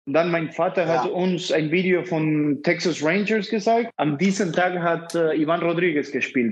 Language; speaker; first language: German; non-native, fluent; Spanish